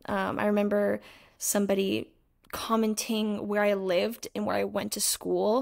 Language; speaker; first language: English; native; English